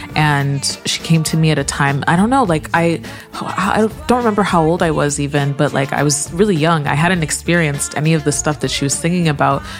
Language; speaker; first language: English; native; English